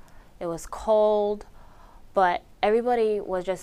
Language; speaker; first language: English; early bilingual, other home language; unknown